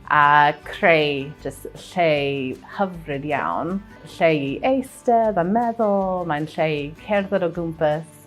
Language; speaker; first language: Welsh; non-native, fluent; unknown